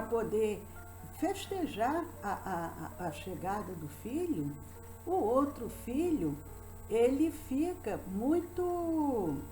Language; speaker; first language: Portuguese; native; Portuguese